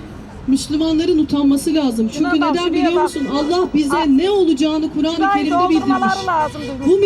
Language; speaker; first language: Turkish; native; Turkish